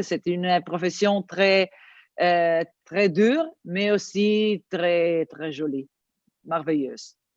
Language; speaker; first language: French; non-native, learner; Italian